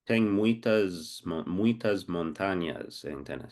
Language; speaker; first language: Portuguese; non-native, fluent; English